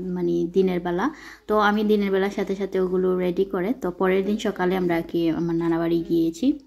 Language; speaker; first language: Bangla; non-native, local second language; Sylheti